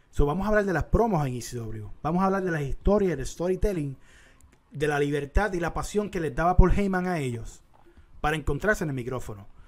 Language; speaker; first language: Spanish; native; Spanish